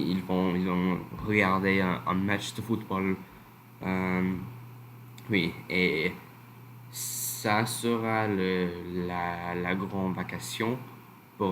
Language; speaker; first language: French; non-native, learner; English